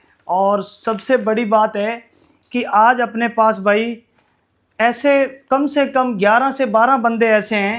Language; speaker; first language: Hindi; native; Hindi